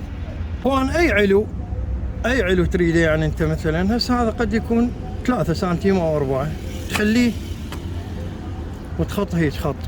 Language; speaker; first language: Arabic; native; Arabic